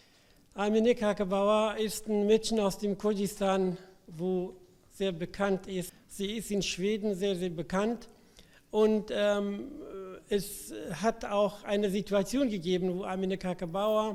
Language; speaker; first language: German; early bilingual, other home language; Central Kurdish